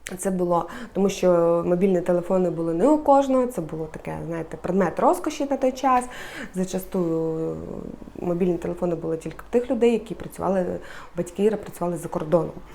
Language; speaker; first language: Ukrainian; native; Ukrainian